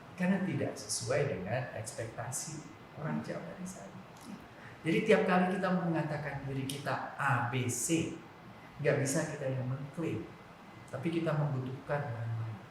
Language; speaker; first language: Indonesian; non-native, local second language; Javanese